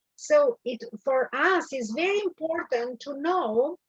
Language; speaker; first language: English; non-native, learner; Albanian